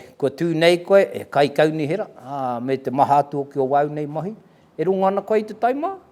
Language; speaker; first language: Māori; native; Māori